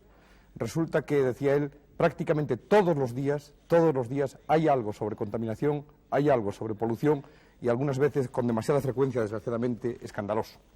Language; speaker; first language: Spanish; native; Spanish